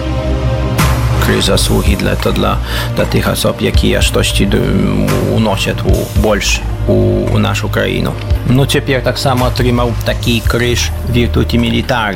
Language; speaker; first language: Russian; non-native, learner; Polish